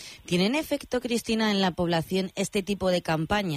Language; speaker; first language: Spanish; native; Spanish